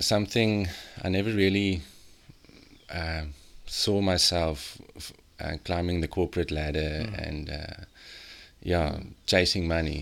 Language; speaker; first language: English; non-native, local second language; Afrikaans